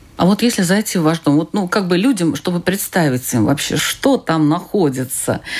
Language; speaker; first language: Russian; native; Russian